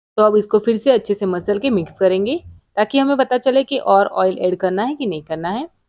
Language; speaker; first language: Hindi; non-native, local second language; Gujarati